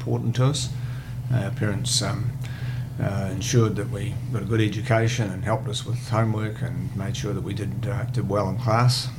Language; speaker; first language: English; native; English